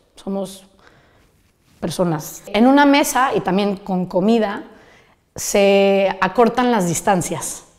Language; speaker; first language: Spanish; native; Spanish